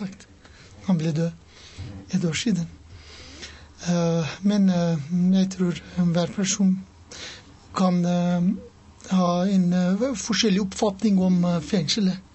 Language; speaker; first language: Norwegian; non-native, learner; Persian